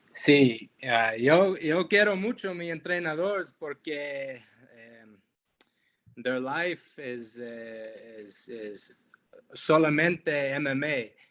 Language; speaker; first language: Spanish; non-native, learner; English